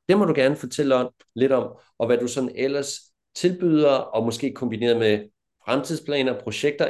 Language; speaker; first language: Danish; native; Danish